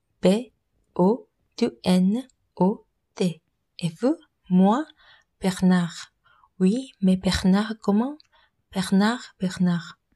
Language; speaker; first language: French; non-native, learner; Korean